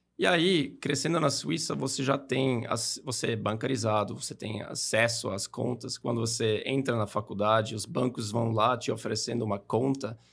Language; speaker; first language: Portuguese; non-native, fluent; German